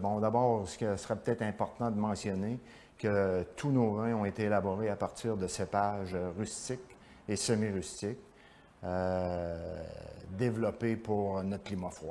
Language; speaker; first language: French; native; French